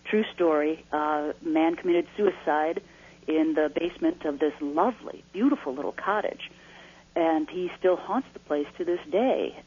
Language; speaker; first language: English; native; English